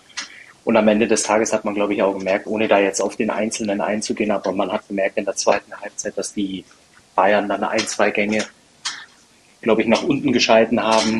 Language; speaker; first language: German; native; German